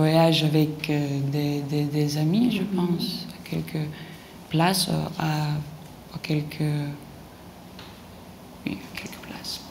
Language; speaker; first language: French; non-native, learner; Lithuanian